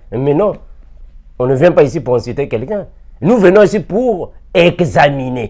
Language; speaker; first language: French; non-native, local second language; Lingala